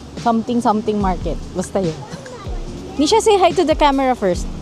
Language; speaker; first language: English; non-native, local second language; Filipino